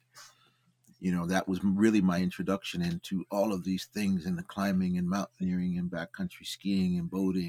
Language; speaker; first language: English; native; English